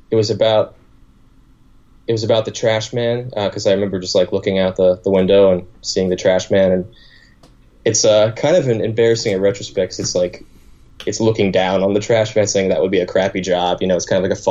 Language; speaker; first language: English; native; English